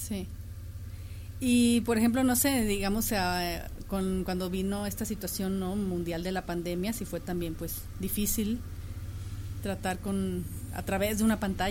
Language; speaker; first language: Spanish; native; Spanish